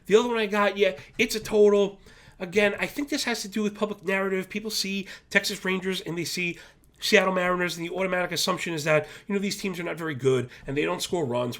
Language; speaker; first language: English; native; English